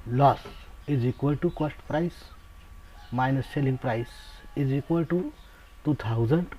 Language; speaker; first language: English; non-native, local second language; Marathi